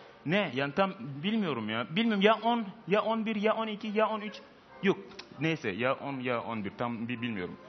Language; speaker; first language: Turkish; non-native, fluent; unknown